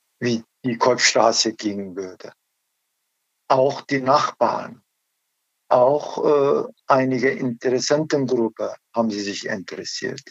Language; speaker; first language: German; non-native, learner; Turkish